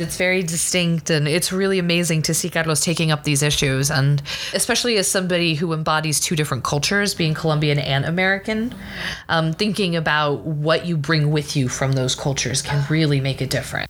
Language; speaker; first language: English; early bilingual, other home language; Spanish